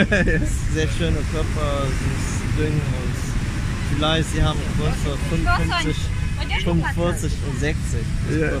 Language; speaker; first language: German; non-native, fluent; Vietnamese